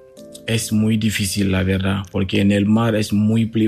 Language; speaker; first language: Spanish; non-native, learner; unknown